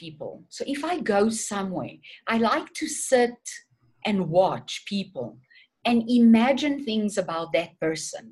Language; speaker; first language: English; non-native, fluent; Portuguese